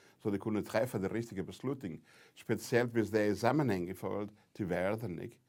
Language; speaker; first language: Danish; non-native, fluent; Portuguese